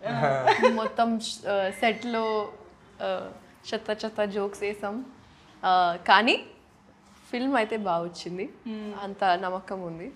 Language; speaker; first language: Telugu; non-native, local second language; Hindi